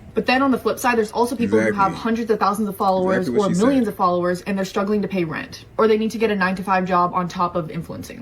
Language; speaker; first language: English; native; English